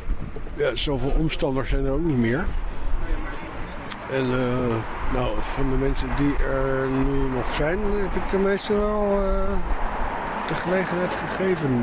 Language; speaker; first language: Dutch; native; Dutch